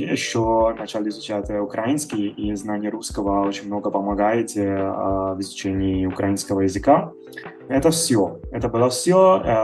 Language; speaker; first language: Russian; non-native, fluent; Italian